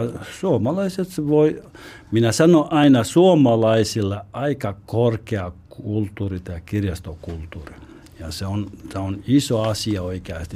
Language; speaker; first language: Finnish; non-native, learner; Albanian